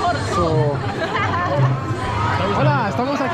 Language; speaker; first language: Spanish; non-native, learner; Swahili